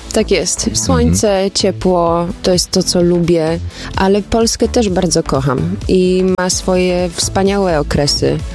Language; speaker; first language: Polish; early bilingual, heritage; Polish